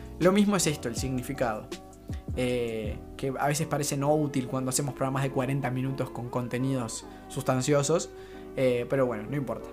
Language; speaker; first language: Spanish; native; Spanish